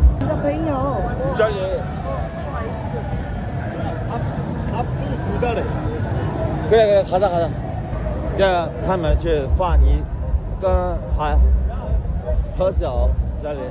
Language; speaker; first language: Chinese; non-native, learner; Korean